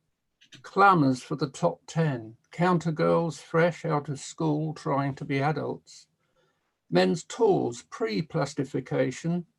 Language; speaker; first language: English; native; English